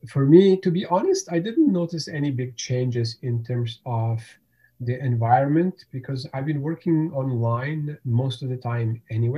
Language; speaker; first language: English; non-native, fluent; Bosnian